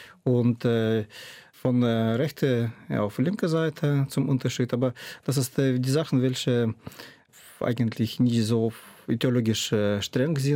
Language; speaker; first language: German; non-native, fluent; Russian